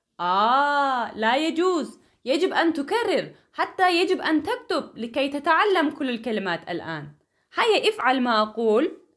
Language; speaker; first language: Arabic; non-native, fluent; Turkish